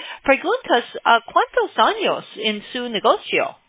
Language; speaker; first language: Spanish; non-native, learner; English